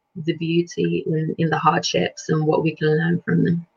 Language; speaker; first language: English; early bilingual, other home language; Lithuanian